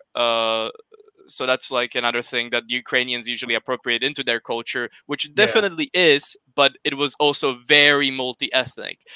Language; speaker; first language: English; non-native, fluent; Slovak